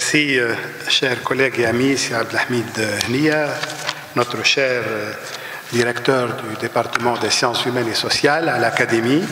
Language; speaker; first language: French; non-native, local second language; Arabic